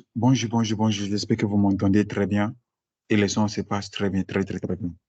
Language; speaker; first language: French; non-native, fluent; Akan